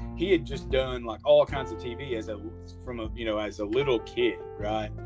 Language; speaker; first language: English; native; English